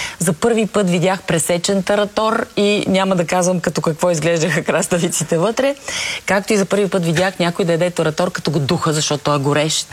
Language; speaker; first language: Bulgarian; native; Bulgarian